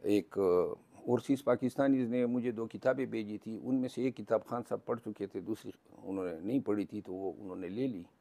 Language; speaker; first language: Urdu; non-native, local second language; Pashto